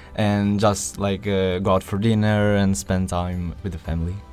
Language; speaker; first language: English; non-native, fluent; Italian